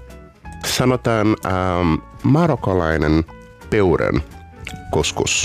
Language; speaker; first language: Finnish; non-native, learner; Portuguese